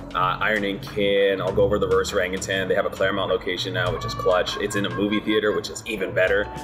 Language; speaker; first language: English; native; English